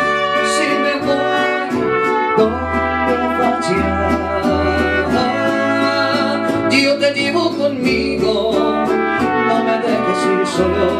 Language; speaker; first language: Spanish; native; Spanish